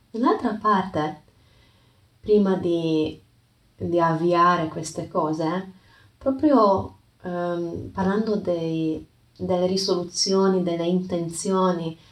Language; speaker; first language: Italian; non-native, fluent; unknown